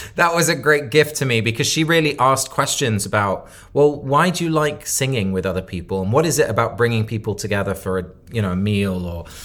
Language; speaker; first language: English; native; English